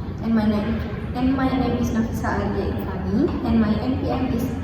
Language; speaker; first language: English; non-native, learner; Indonesian